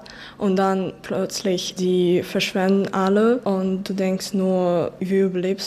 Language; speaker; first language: German; early bilingual, other home language; Ukrainian